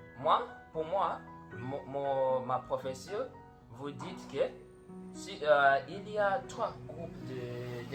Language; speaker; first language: French; non-native, learner; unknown